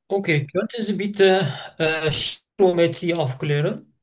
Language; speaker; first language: German; non-native, learner; Turkish